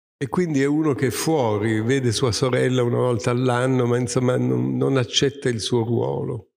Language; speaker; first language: Italian; native; Italian